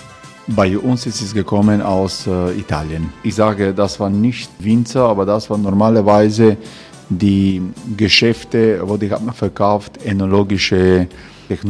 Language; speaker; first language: German; non-native, fluent; Croatian